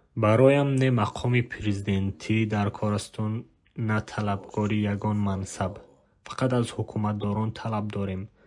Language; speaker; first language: Tajik; non-native, local second language; Shughni